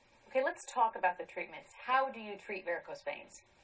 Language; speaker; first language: English; native; English